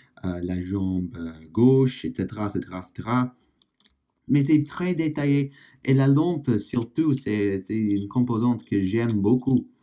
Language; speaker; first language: French; non-native, learner; English